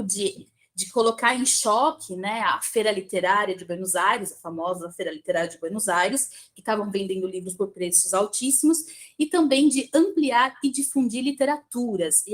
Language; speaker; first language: Portuguese; native; Portuguese